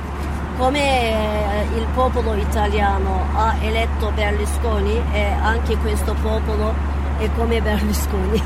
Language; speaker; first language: Italian; non-native, fluent; Turkish